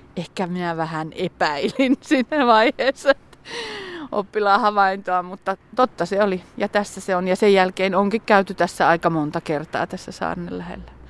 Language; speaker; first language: Finnish; native; Finnish